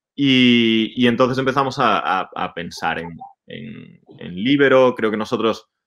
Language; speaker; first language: Spanish; native; Spanish